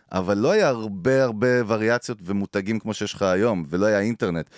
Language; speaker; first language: Hebrew; native; Hebrew